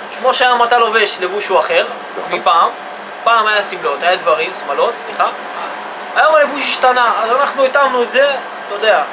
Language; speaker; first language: Hebrew; native; Hebrew